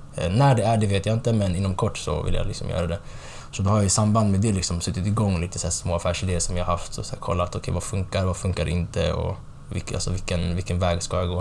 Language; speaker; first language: Swedish; early bilingual, other home language; Tigrinya